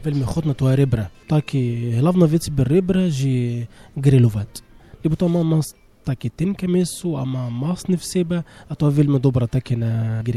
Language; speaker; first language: Slovak; non-native, learner; Arabic